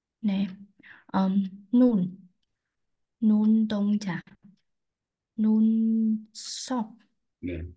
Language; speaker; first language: Korean; non-native, learner; Vietnamese